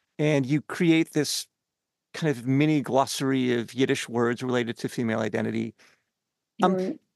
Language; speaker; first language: English; native; English